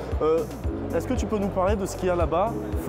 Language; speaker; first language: French; native; French